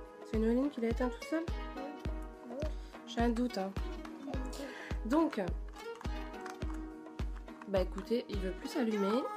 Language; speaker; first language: French; native; French